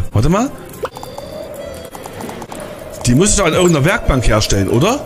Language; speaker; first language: German; native; German